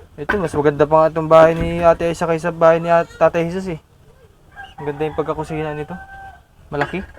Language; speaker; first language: Filipino; native; Filipino